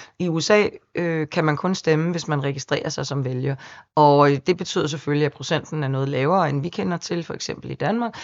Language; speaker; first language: Danish; native; Danish